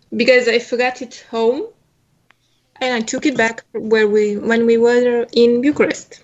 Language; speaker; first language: English; non-native, fluent; Romanian